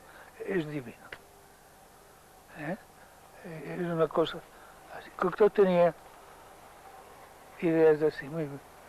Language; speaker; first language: Spanish; non-native, local second language; Catalan